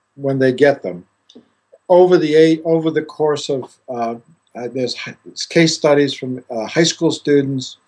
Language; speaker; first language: English; non-native, fluent; Greek